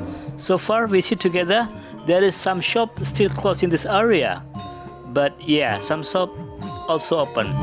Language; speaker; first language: English; non-native, learner; Indonesian